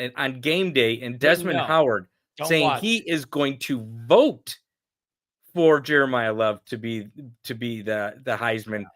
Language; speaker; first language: English; native; English